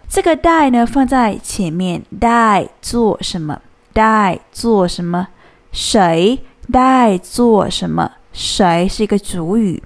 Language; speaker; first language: Chinese; non-native, fluent; Thai